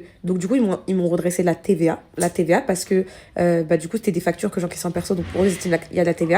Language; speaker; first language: French; native; French